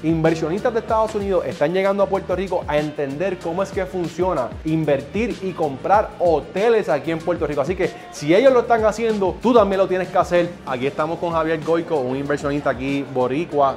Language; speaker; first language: Spanish; native; Spanish